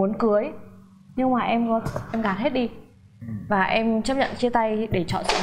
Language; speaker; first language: Vietnamese; native; Vietnamese